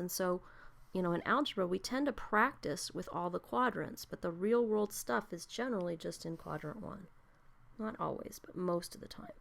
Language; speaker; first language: English; native; English